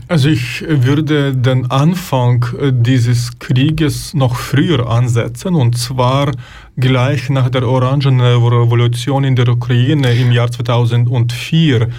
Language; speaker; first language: German; non-native, fluent; Ukrainian